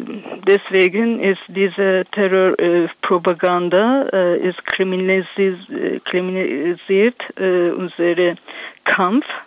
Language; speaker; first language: German; non-native, learner; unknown